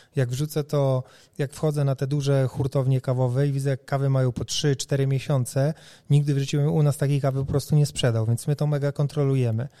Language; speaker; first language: Polish; native; Polish